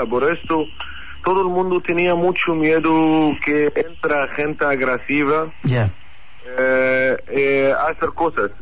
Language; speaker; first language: Spanish; non-native, learner; Arabic